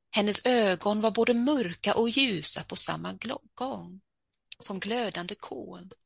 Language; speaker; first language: Swedish; early bilingual, other home language; English